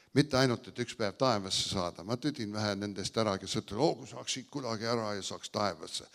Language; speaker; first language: Estonian; early bilingual, heritage; Estonian